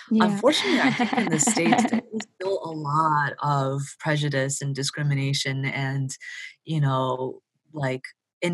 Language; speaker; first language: English; early bilingual, other home language; Chinese